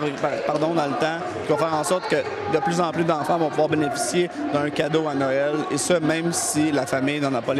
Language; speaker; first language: French; native; French